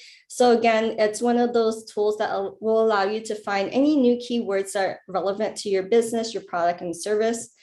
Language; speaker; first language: English; native; English